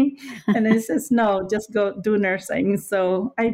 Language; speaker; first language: English; non-native, local second language; Filipino